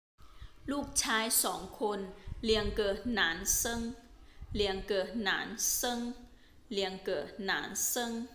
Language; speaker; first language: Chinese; non-native, fluent; Thai